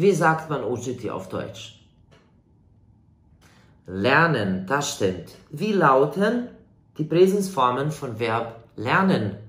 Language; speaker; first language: German; non-native, fluent; Serbian